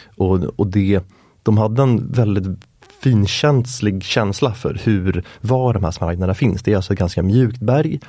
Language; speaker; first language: Swedish; native; Swedish